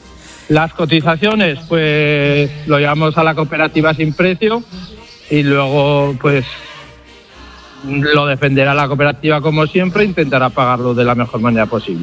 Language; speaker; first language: Spanish; native; Spanish